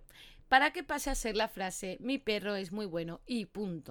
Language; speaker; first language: Spanish; native; Spanish